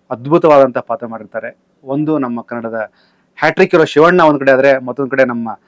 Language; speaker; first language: Kannada; native; Kannada